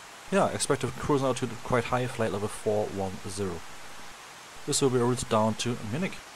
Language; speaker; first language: English; non-native, fluent; German